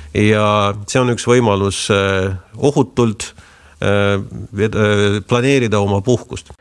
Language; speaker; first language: Estonian; non-native, local second language; Russian